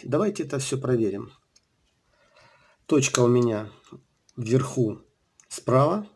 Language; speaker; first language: Russian; native; Russian